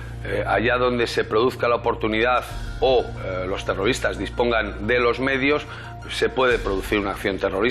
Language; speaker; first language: Spanish; native; Spanish